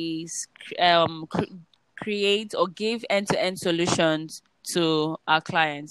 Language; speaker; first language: English; non-native, local second language; Igbo